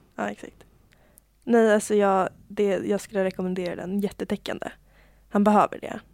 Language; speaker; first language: Swedish; native; Swedish